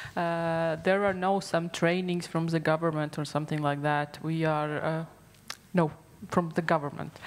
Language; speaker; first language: English; non-native, fluent; Latvian